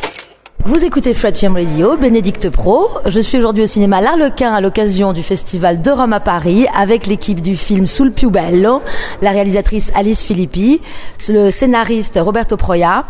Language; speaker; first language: French; native; French